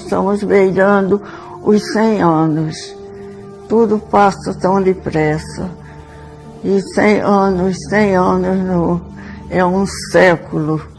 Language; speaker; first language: Portuguese; early bilingual, other home language; Swedish